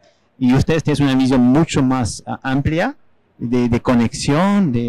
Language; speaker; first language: Spanish; non-native, fluent; French